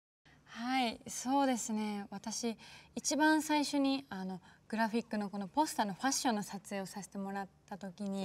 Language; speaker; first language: Japanese; native; Japanese